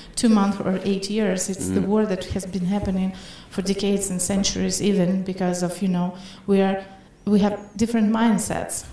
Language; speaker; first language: English; non-native, fluent; Ukrainian